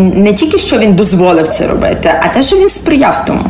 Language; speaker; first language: Ukrainian; early bilingual, heritage; Ukrainian